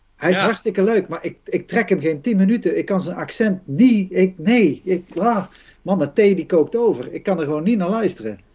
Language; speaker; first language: Dutch; native; Dutch